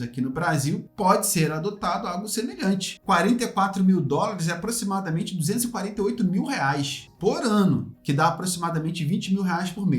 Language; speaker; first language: Portuguese; native; Portuguese